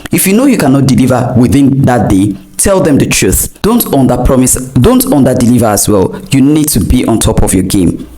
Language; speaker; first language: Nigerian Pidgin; non-native, local second language; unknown